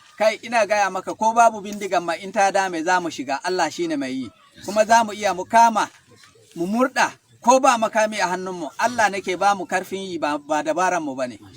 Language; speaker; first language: Hausa; non-native, local second language; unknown